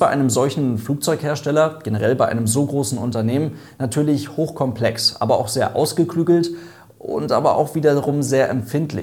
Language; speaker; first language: German; native; German